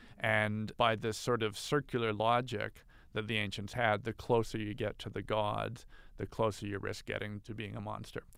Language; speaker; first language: English; native; English